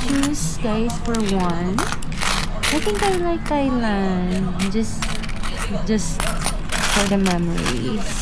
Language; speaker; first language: English; non-native, local second language; Filipino